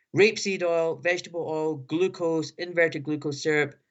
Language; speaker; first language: English; native; English